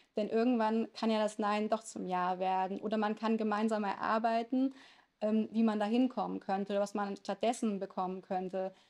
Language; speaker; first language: German; native; German